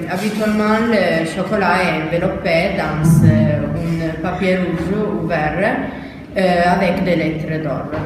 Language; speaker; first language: French; non-native, learner; Italian